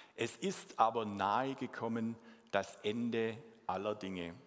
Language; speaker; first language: German; non-native, local second language; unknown